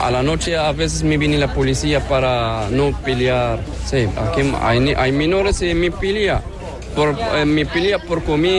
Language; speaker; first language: Spanish; non-native, learner; Arabic